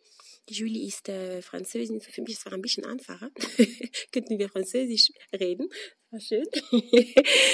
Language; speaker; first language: German; non-native, fluent; French